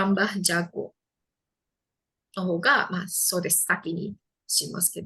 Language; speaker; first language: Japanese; non-native, fluent; Indonesian